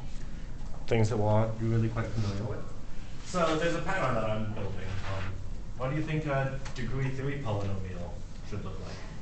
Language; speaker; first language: English; native; English